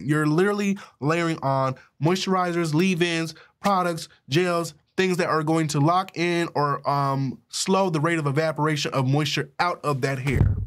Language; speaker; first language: English; native; English